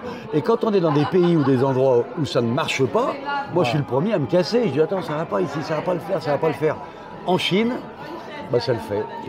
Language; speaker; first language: French; native; French